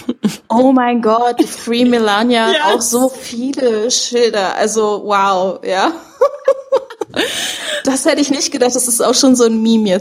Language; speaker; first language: German; native; German